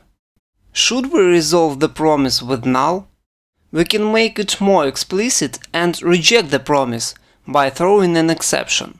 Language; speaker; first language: English; non-native, fluent; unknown